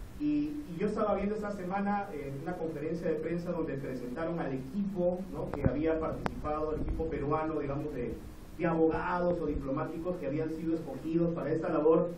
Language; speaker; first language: Spanish; native; Spanish